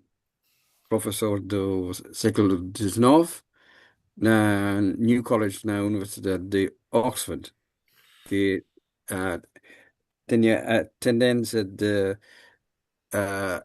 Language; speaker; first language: Portuguese; non-native, learner; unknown